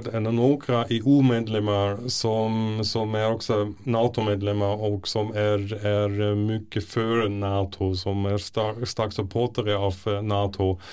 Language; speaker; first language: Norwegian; non-native, fluent; German